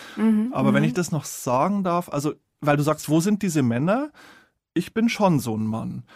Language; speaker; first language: German; native; German